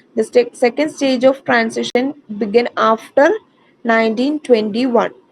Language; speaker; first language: English; non-native, local second language; Malayalam